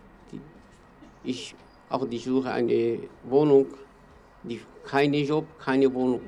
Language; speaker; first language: German; non-native, learner; Kurdish